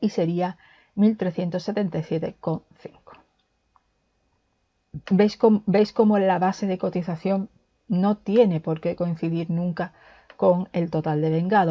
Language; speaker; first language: Spanish; native; Spanish